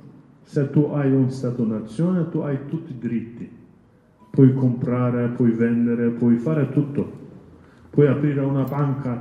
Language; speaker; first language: Italian; non-native, learner; Kurdish